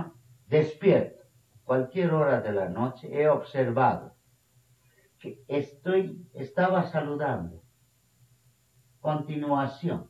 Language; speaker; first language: Spanish; non-native, fluent; Bangla